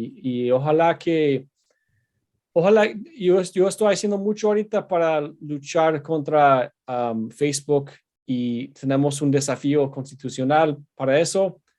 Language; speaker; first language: Spanish; non-native, fluent; English